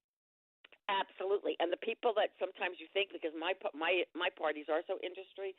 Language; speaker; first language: English; native; English